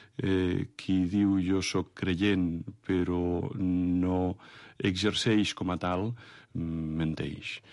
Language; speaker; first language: Catalan; native; Catalan